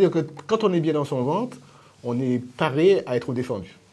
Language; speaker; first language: French; native; French